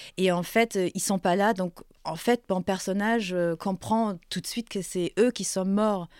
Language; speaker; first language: French; non-native, fluent; German